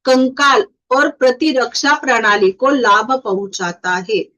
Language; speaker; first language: Hindi; non-native, local second language; Marathi